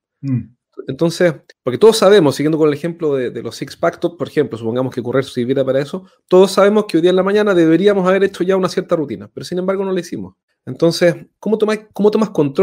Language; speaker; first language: Spanish; native; Spanish